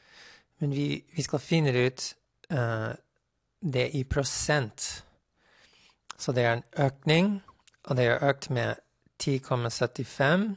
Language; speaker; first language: Norwegian; non-native, fluent; English